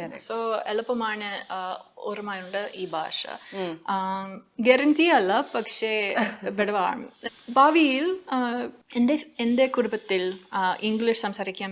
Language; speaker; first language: Malayalam; non-native, learner; English